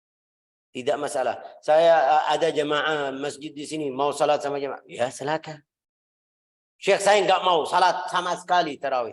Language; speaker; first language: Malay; non-native, fluent; Arabic